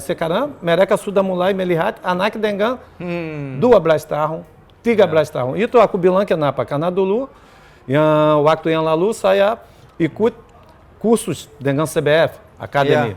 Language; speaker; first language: Indonesian; non-native, fluent; Portuguese